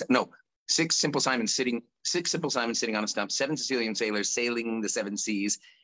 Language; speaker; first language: English; native; English